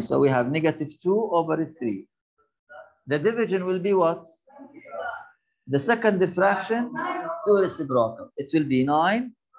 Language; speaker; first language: English; non-native, fluent; Arabic